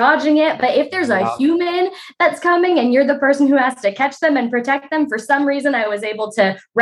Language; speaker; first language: English; native; English